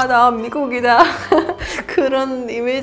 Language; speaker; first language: Korean; non-native, learner; Persian